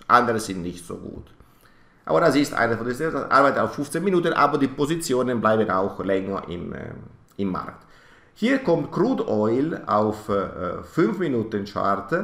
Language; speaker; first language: German; non-native, fluent; Italian